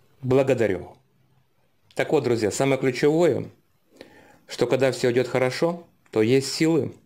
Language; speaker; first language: Russian; native; Russian